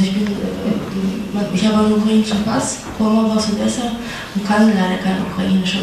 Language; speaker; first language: German; non-native, fluent; Russian